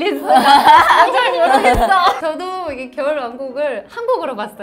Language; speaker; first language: Korean; non-native, fluent; Chinese